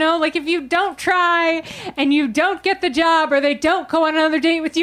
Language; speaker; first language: English; native; English